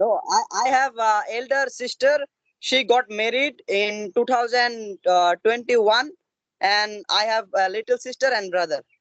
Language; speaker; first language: English; non-native, learner; Assamese